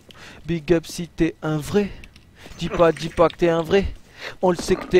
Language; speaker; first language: French; native; French